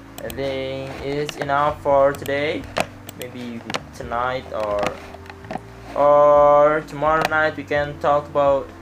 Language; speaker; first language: English; non-native, learner; Indonesian